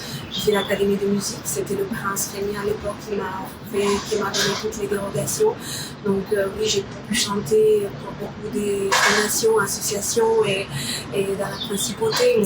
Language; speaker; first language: French; non-native, fluent; Romanian